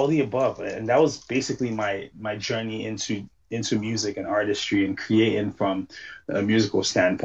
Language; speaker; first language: English; non-native, local second language; Yoruba